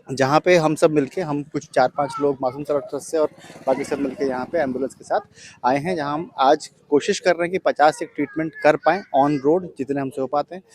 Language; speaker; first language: Hindi; non-native, local second language; Gujarati